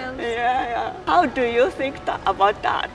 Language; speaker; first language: English; non-native, learner; Japanese